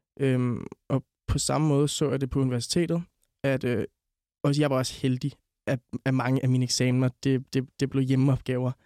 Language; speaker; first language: Danish; native; Danish